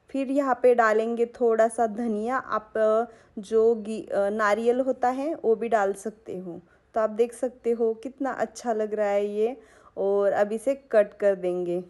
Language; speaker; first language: Hindi; non-native, local second language; Marathi